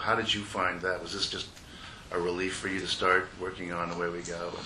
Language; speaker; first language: English; native; English